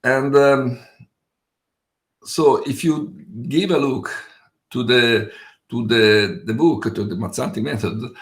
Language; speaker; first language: English; non-native, fluent; Italian